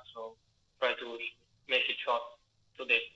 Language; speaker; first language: English; non-native, fluent; Bangla